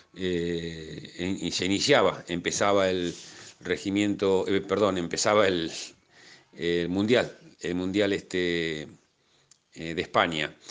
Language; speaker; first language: Spanish; native; Spanish